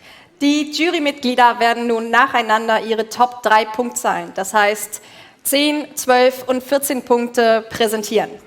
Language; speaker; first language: German; native; German